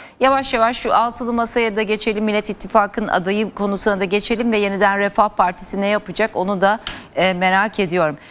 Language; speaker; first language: Turkish; native; Turkish